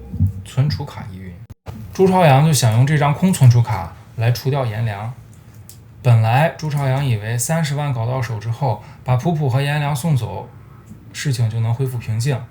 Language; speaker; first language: Chinese; native; Chinese